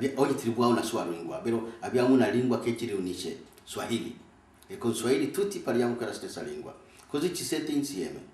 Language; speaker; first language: Italian; non-native, fluent; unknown